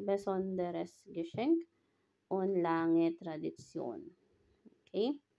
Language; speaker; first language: German; non-native, fluent; Filipino